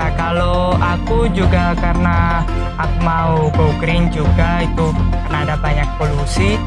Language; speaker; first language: Indonesian; non-native, fluent; Spanish